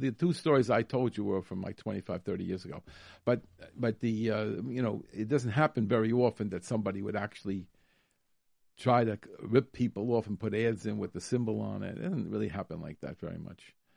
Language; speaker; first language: English; native; English